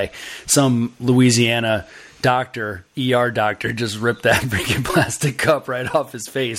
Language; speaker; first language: English; native; English